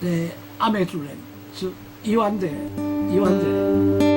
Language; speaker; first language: Chinese; non-native, local second language; Amis